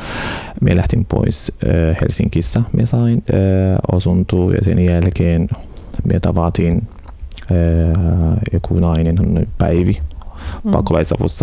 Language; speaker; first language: Finnish; non-native, learner; Arabic